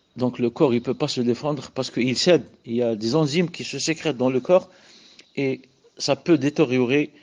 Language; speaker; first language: French; non-native, local second language; Arabic